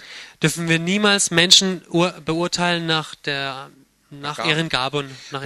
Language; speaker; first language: German; native; German